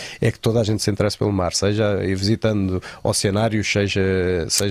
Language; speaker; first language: Portuguese; native; Portuguese